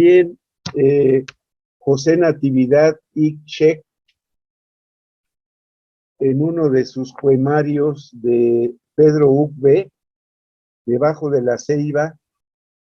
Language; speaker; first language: Spanish; native; Spanish